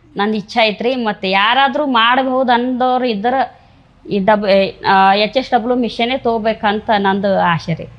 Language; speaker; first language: Kannada; native; Kannada